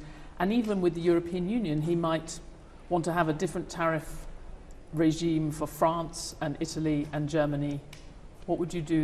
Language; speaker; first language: English; native; English